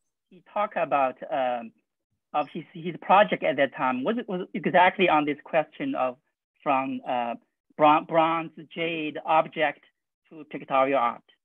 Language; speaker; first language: English; non-native, fluent; Chinese